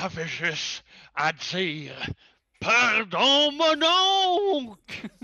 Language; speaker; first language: French; native; French